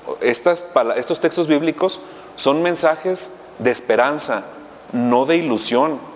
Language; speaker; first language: Spanish; native; Spanish